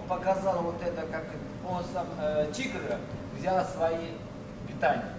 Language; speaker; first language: Russian; non-native, learner; Chinese